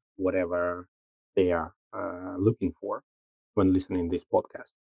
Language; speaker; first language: English; non-native, fluent; Russian